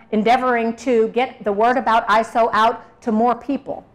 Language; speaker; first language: English; native; English